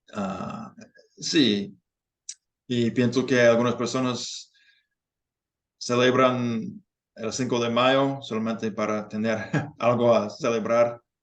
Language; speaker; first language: Spanish; non-native, fluent; English